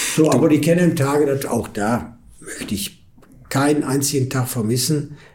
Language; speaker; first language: German; native; German